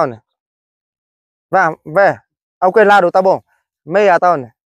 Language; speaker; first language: Portuguese; non-native, learner; Vietnamese